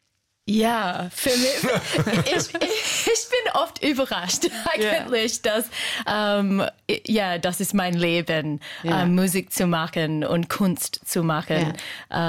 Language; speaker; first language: German; non-native, fluent; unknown